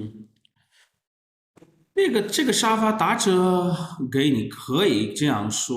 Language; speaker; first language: Chinese; non-native, fluent; Urdu